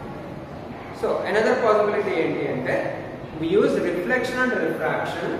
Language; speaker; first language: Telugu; native; Telugu